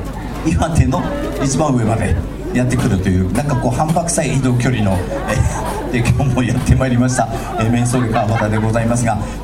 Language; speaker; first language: Japanese; native; Japanese